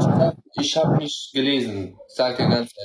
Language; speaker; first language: German; non-native, learner; Central Kurdish